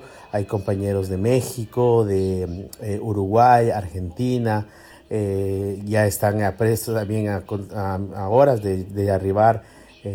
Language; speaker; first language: Spanish; native; Spanish